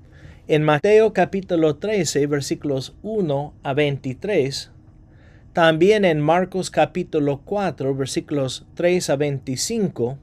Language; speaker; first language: Spanish; non-native, fluent; English